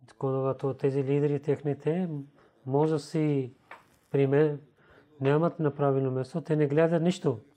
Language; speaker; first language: Bulgarian; non-native, learner; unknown